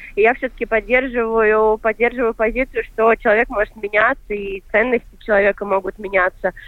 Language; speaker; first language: Russian; native; Russian